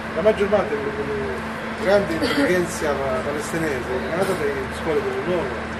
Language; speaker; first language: Italian; non-native, fluent; Arabic